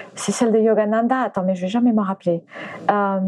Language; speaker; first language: French; early bilingual, other home language; English